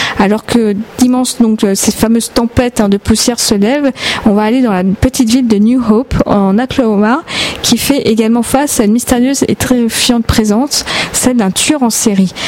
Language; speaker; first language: French; native; French